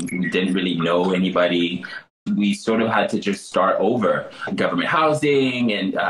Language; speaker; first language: English; early bilingual, other home language; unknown